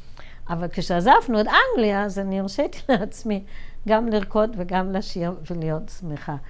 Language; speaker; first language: Hebrew; non-native, fluent; German